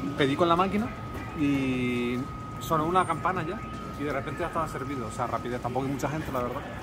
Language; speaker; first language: Spanish; native; Spanish